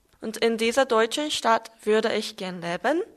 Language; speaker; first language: German; non-native, learner; Korean